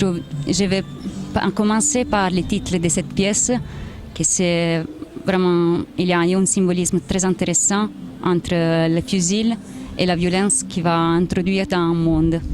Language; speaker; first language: French; non-native, fluent; Italian